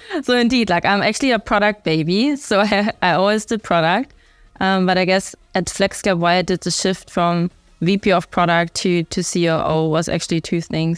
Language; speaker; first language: English; non-native, fluent; German